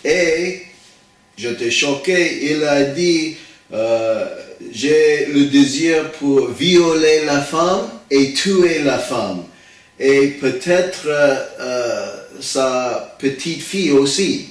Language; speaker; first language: French; non-native, learner; English